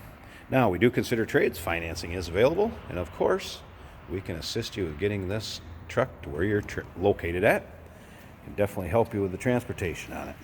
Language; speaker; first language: English; native; English